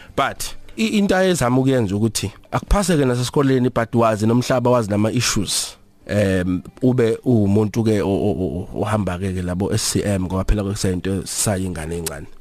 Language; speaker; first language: Zulu; native; Zulu